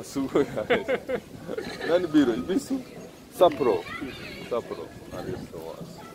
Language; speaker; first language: Japanese; non-native, learner; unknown